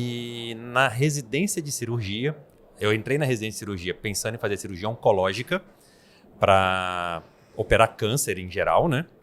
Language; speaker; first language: Portuguese; native; Portuguese